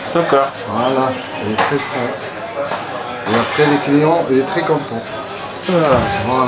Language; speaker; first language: French; non-native, learner; Arabic